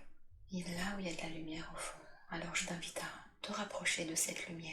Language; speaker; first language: French; native; French